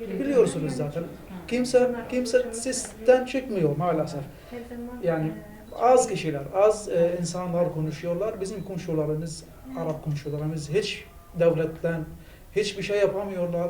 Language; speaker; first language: Turkish; non-native, fluent; Arabic